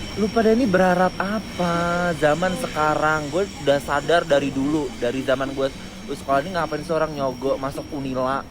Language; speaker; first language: Indonesian; native; Indonesian